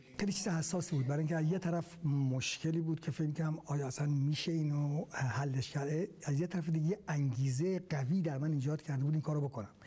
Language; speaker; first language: Persian; native; Persian